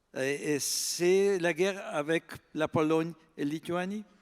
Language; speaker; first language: French; non-native, fluent; Russian